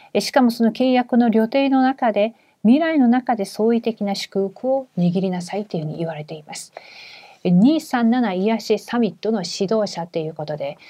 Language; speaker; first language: Japanese; non-native, fluent; Korean